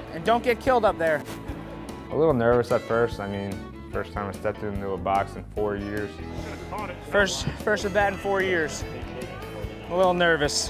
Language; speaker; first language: English; native; English